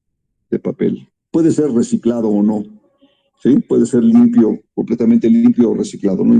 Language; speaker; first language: Spanish; native; Spanish